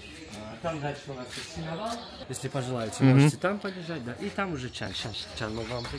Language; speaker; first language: Russian; native; Russian